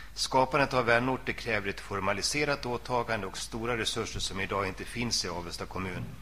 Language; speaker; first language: Swedish; native; Swedish